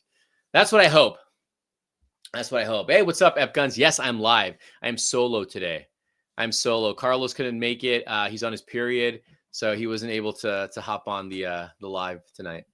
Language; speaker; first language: English; native; English